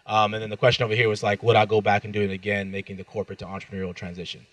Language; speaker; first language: English; native; English